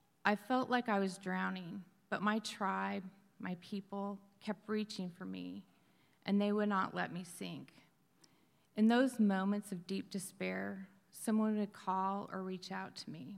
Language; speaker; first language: English; native; English